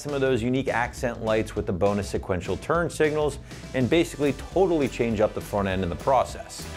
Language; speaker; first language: English; native; English